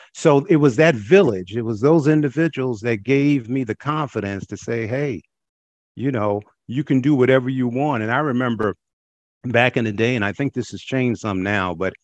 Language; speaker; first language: English; native; English